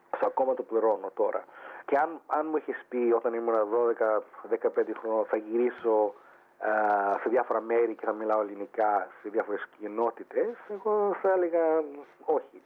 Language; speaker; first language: Greek; early bilingual, heritage; Greek